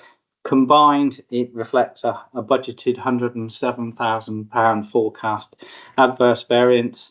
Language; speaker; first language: English; native; English